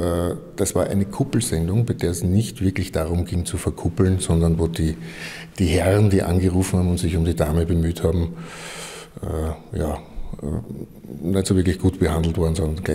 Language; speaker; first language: German; native; German